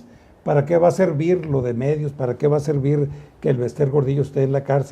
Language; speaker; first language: Spanish; native; Spanish